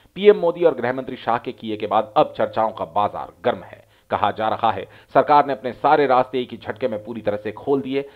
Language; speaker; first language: Hindi; native; Hindi